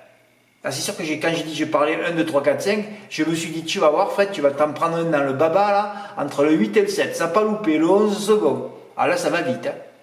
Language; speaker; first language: French; native; French